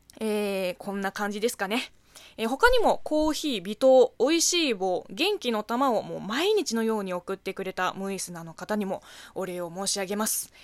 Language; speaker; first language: Japanese; non-native, fluent; Chinese